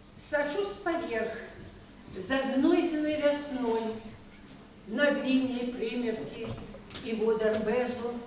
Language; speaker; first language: Belarusian; native; Belarusian